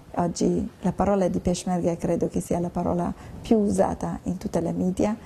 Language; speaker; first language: Italian; non-native, fluent; Kurdish